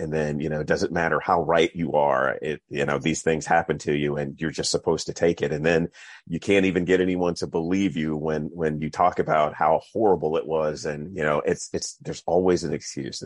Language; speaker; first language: English; native; English